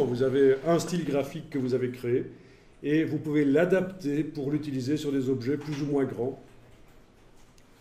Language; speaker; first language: French; native; French